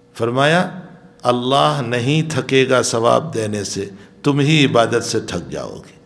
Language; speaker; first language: Urdu; non-native, local second language; Gujarati